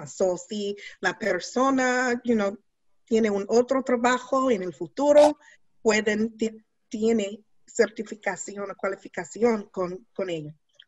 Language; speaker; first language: Spanish; non-native, learner; English